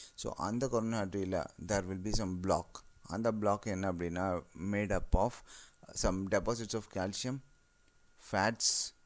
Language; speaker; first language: English; non-native, local second language; Tamil